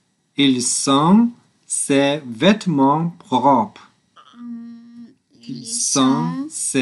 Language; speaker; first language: French; non-native, learner; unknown